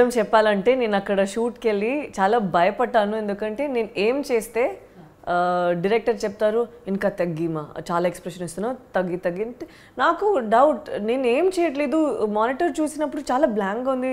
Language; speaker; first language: Telugu; non-native, learner; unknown